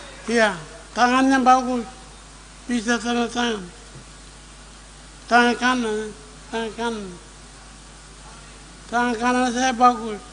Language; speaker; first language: Indonesian; non-native, local second language; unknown